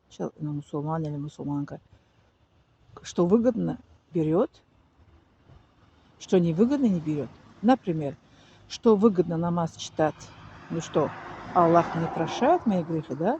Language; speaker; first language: Russian; non-native, learner; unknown